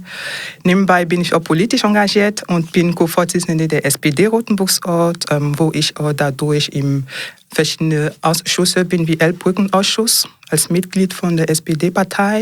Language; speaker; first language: German; non-native, fluent; French